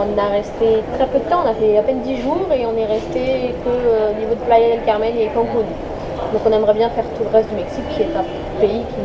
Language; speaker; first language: French; native; French